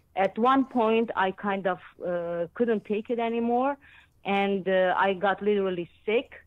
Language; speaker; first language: English; non-native, fluent; Arabic